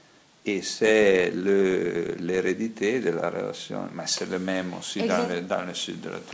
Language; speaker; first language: French; non-native, fluent; Italian